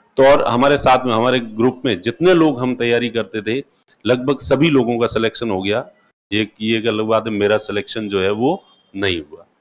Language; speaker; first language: Hindi; non-native, local second language; Marwari